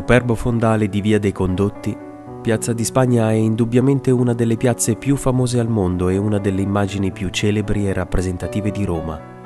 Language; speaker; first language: Italian; native; Italian